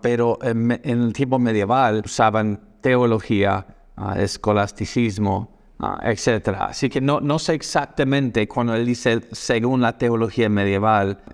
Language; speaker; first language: Spanish; non-native, fluent; English